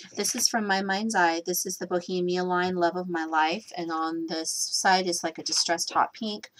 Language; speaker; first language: English; native; English